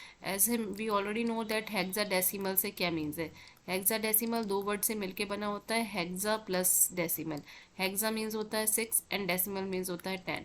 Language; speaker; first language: Hindi; native; Hindi